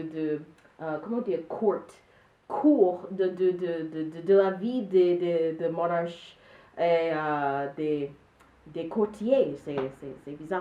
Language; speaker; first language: French; non-native, learner; English